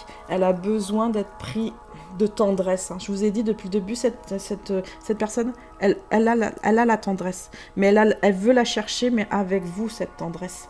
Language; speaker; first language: French; native; French